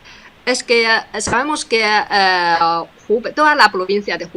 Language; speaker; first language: Spanish; non-native, fluent; Chinese